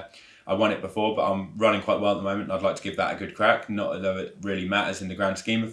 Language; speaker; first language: English; native; English